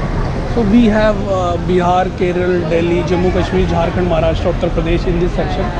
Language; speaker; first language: English; non-native, local second language; Hindi